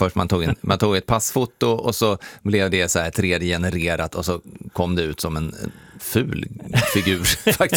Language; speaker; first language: Swedish; native; Swedish